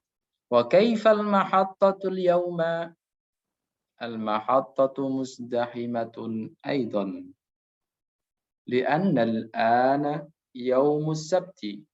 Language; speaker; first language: Arabic; non-native, fluent; Indonesian